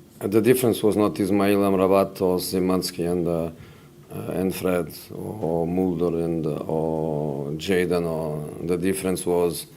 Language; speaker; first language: English; non-native, fluent; Portuguese